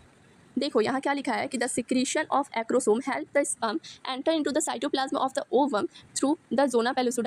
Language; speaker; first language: Hindi; native; Hindi